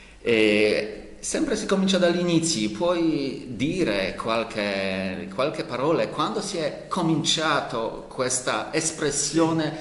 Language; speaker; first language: Italian; non-native, learner; Polish